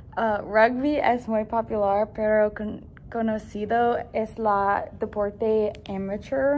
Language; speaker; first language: Spanish; non-native, learner; English